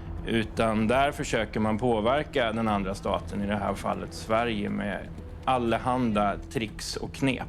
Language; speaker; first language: Swedish; native; Swedish